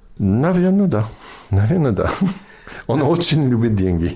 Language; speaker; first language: Russian; non-native, fluent; English